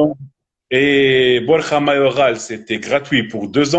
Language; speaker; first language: French; non-native, local second language; Arabic